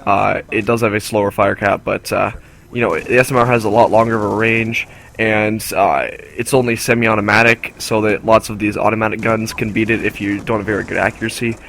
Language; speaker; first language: English; native; English